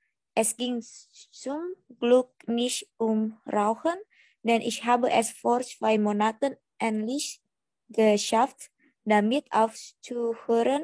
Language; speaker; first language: German; non-native, learner; Indonesian